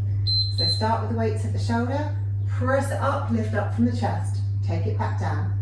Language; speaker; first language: English; native; English